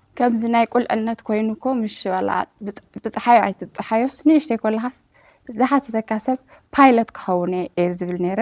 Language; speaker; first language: Tigrinya; native; Tigrinya